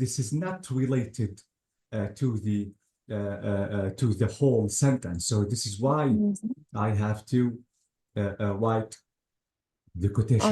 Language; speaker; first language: English; non-native, fluent; Arabic